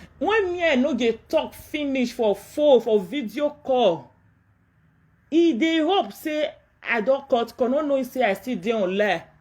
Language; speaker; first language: Nigerian Pidgin; non-native, local second language; Yoruba